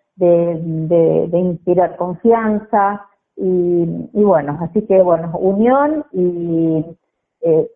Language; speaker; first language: Spanish; native; Spanish